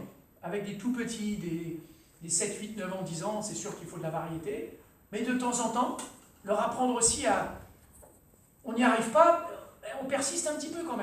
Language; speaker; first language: French; native; French